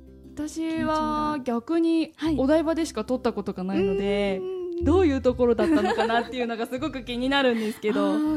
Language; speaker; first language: Japanese; native; Japanese